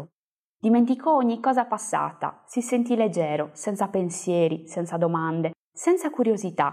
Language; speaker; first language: Italian; native; Italian